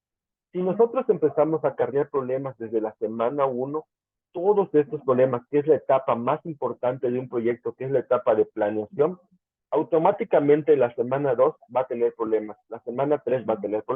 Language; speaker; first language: Spanish; native; Spanish